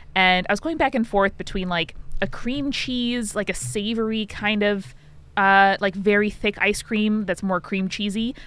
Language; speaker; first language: English; native; English